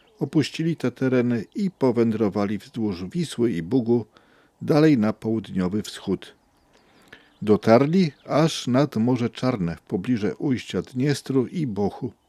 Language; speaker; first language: Polish; native; Polish